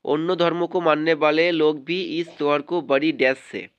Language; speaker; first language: Hindi; non-native, local second language; Bangla